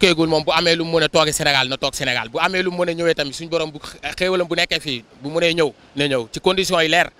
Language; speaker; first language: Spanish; non-native, learner; Wolof